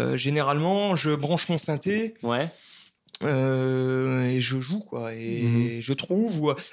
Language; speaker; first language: French; native; French